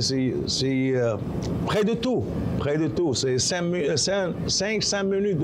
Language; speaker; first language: French; non-native, local second language; Arabic